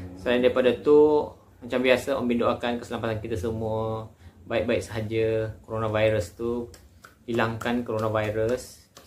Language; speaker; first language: Malay; native; Malay